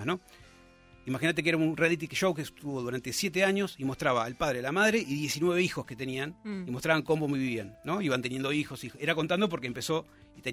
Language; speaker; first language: Spanish; native; Spanish